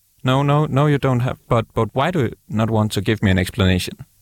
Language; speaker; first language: English; non-native, fluent; Danish